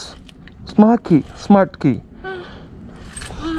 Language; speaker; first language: Japanese; non-native, learner; English